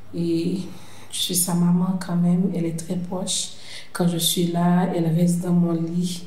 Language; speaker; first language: French; non-native, local second language; Haitian Creole